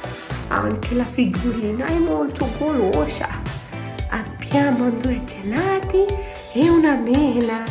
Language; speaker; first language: Italian; non-native, fluent; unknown